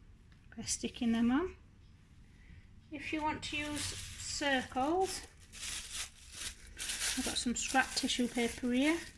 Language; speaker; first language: English; native; English